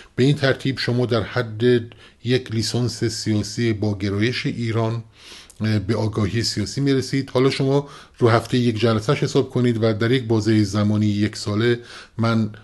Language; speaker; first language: Persian; non-native, local second language; Kurdish